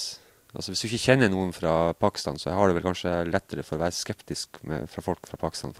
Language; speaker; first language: Norwegian; native; Norwegian